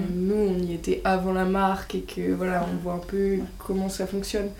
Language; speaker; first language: French; native; French